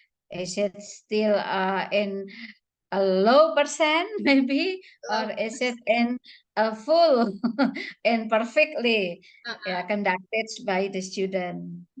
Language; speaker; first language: English; non-native, fluent; Indonesian